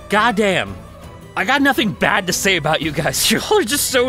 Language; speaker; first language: English; native; English